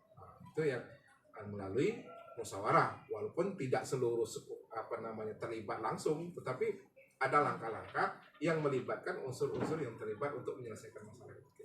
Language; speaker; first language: Indonesian; native; Indonesian